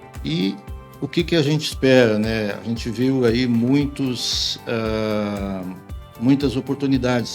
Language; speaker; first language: Portuguese; native; Portuguese